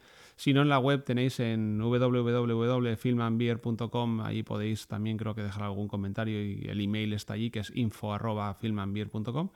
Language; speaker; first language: Spanish; native; Spanish